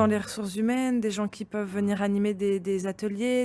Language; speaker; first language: French; native; French